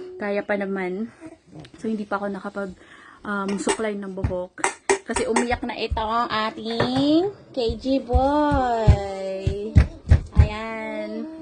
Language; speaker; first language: Filipino; native; Filipino